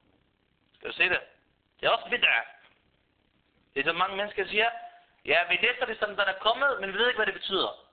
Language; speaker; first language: Danish; early bilingual, other home language; Arabic